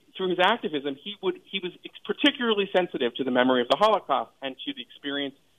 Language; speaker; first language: English; native; English